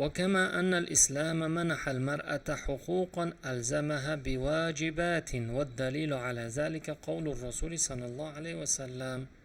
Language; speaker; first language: Arabic; non-native, fluent; Uzbek